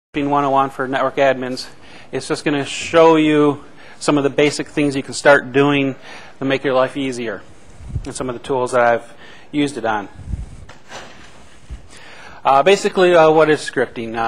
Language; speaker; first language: English; native; English